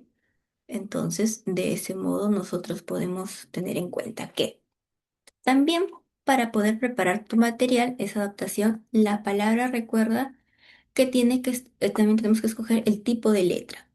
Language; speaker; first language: Spanish; native; Spanish